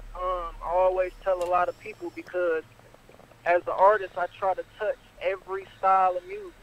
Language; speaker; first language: English; native; English